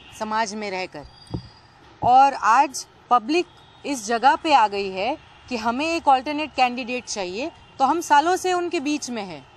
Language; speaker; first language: Hindi; non-native, local second language; Urdu